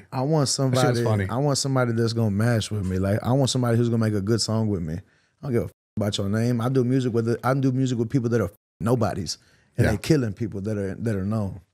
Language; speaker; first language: English; native; English